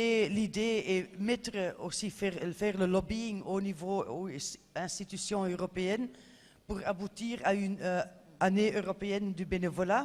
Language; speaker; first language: French; non-native, fluent; Dutch